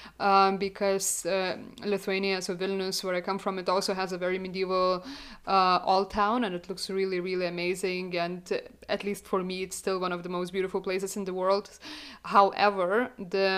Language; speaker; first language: English; non-native, fluent; Lithuanian